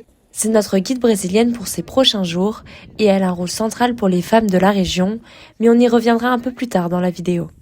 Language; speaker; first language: French; native; French